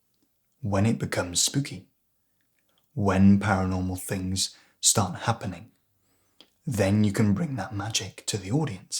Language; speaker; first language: English; native; English